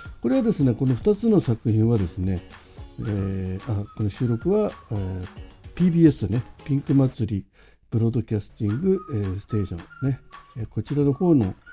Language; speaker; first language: Japanese; native; Japanese